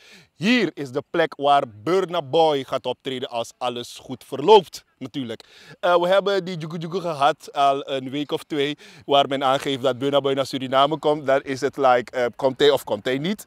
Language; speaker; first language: Dutch; native; Dutch